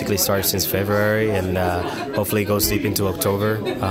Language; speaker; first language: English; non-native, fluent; Spanish